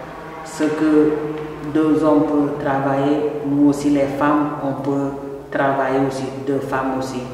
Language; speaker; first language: French; non-native, fluent; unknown